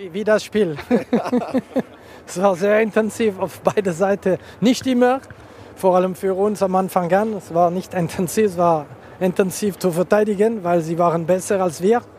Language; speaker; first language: German; non-native, local second language; French